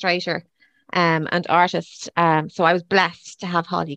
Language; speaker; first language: English; native; English